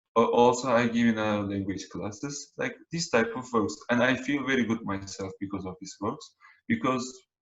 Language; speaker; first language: English; non-native, learner; Turkish